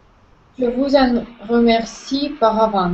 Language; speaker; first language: French; non-native, learner; Russian